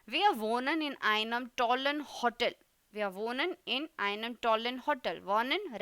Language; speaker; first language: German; non-native, fluent; Hindi